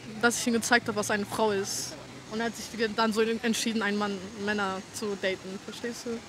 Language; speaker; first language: German; early bilingual, other home language; Albanian